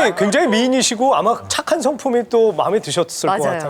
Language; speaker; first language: Korean; native; Korean